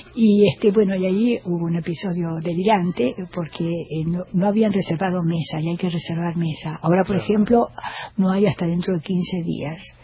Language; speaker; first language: Spanish; native; Spanish